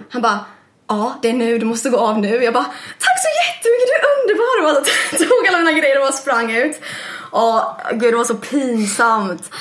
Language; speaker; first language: Swedish; early bilingual, other home language; English